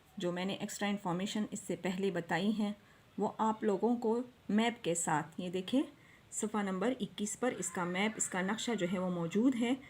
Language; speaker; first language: Urdu; non-native, local second language; Pashto